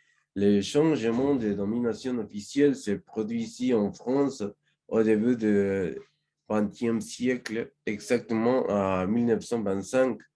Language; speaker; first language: French; non-native, learner; Spanish